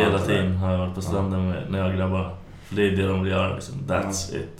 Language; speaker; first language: Swedish; native; Swedish